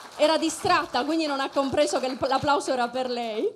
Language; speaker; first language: Italian; native; Italian